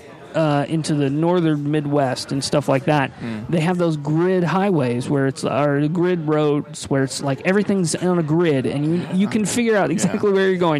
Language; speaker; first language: English; native; English